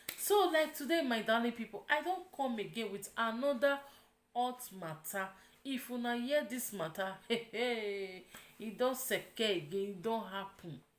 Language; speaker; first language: Nigerian Pidgin; non-native, local second language; Yoruba